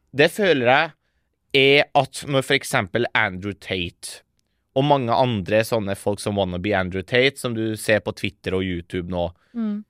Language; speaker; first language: Norwegian; early bilingual, other home language; Persian